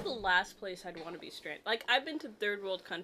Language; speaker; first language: English; native; English